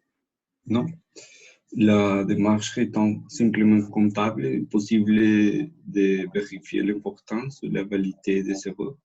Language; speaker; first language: French; non-native, learner; Spanish